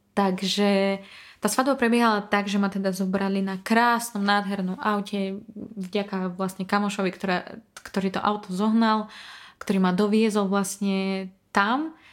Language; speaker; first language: Slovak; non-native, fluent; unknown